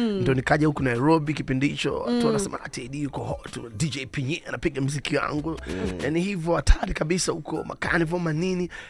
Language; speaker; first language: Swahili; native; Swahili